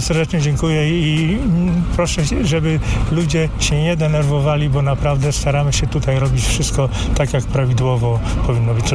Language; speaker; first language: Polish; native; Polish